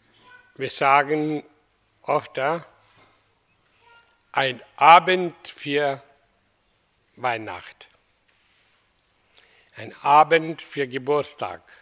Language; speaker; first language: German; non-native, learner; Hindi